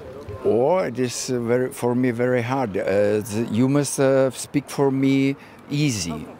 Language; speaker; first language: English; non-native, learner; Slovak